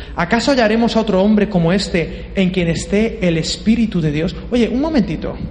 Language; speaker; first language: Spanish; native; Spanish